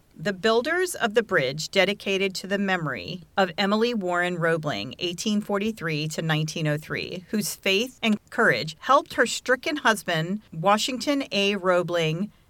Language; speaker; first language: English; native; English